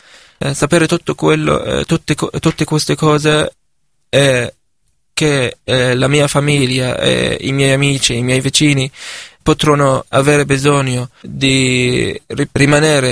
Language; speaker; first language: Italian; non-native, fluent; Arabic